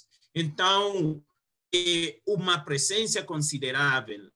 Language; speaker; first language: Portuguese; non-native, fluent; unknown